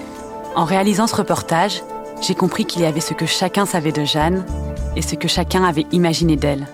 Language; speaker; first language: French; native; French